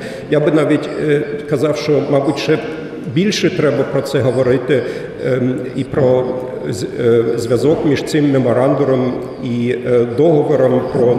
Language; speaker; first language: Ukrainian; non-native, fluent; German